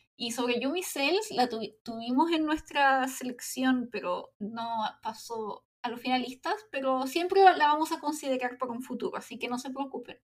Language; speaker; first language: Spanish; native; Spanish